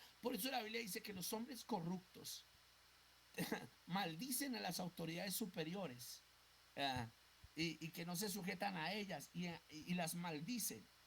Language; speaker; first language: Spanish; native; Spanish